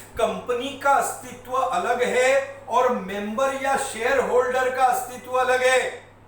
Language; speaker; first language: Hindi; native; Hindi